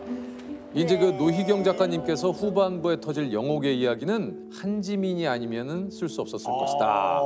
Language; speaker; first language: Korean; native; Korean